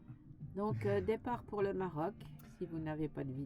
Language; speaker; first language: French; native; French